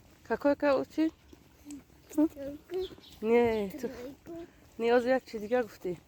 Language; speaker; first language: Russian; non-native, learner; Tajik